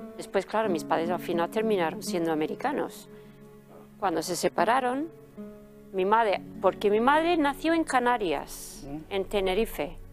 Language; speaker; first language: Spanish; early bilingual, other home language; English